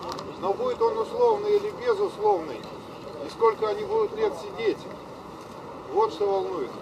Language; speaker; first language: Russian; native; Russian